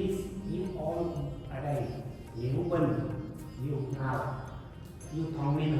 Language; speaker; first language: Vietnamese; non-native, learner; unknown